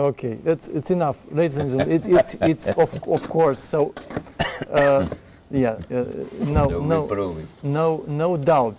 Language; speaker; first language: English; non-native, fluent; Romanian